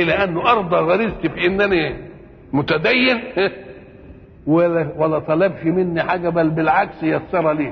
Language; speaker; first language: Arabic; native; Arabic